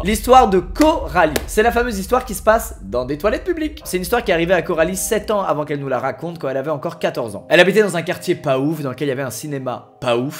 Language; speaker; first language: French; native; French